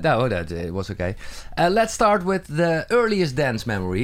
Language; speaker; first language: English; non-native, fluent; Dutch